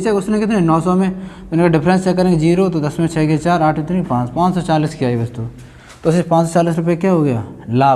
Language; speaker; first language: Hindi; native; Hindi